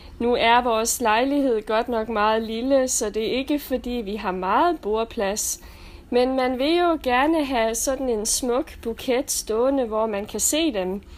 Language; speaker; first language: Danish; native; Danish